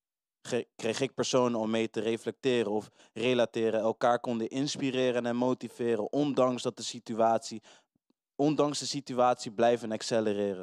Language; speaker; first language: Dutch; native; Dutch